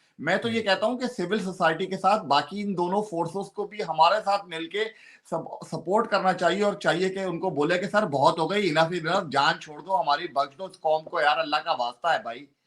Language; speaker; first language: Urdu; non-native, local second language; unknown